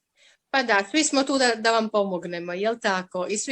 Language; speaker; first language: Croatian; native; Croatian